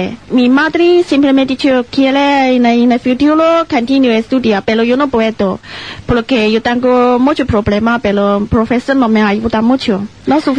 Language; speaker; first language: Spanish; non-native, learner; Chinese